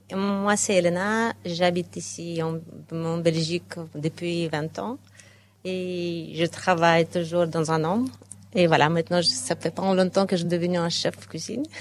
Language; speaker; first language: French; non-native, fluent; Ukrainian